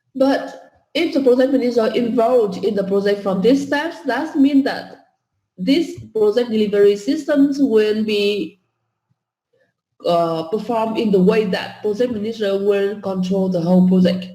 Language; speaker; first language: English; non-native, fluent; Vietnamese